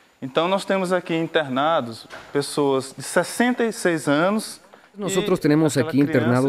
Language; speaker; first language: Spanish; non-native, learner; Portuguese